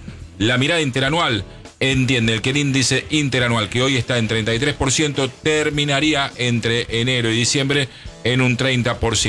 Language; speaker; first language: Spanish; native; Spanish